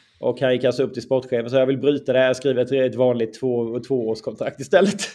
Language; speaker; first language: Swedish; native; Swedish